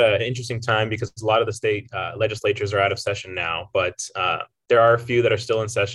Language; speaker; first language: English; native; English